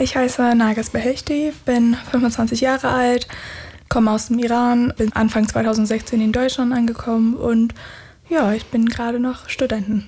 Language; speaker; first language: German; non-native, fluent; Persian